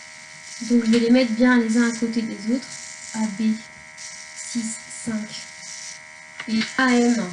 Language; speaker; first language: French; native; French